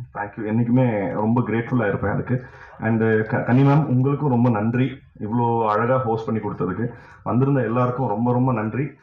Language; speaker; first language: Tamil; native; Tamil